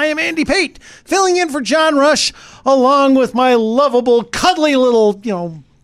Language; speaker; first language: English; native; English